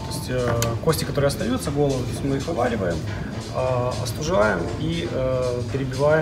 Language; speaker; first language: Russian; native; Russian